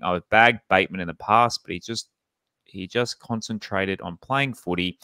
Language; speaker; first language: English; native; English